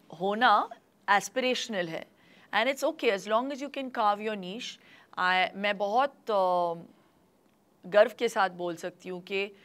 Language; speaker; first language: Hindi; non-native, local second language; Tulu